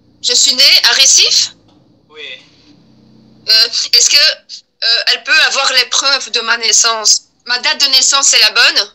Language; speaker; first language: French; early bilingual, other home language; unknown